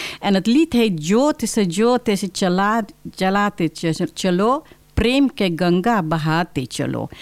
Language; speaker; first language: Dutch; early bilingual, other home language; Caribbean Hindustani